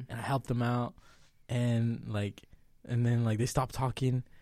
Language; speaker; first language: English; early bilingual, other home language; Spanish